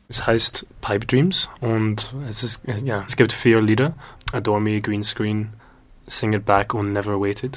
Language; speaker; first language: German; non-native, learner; English